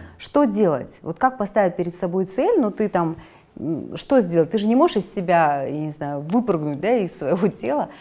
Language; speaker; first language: Russian; native; Russian